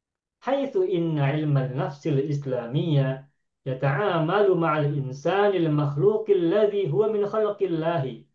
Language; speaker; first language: Arabic; non-native, fluent; Indonesian